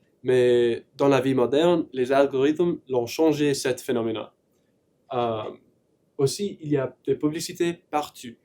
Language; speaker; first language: French; non-native, learner; English